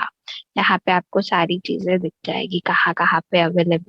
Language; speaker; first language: Hindi; native; Hindi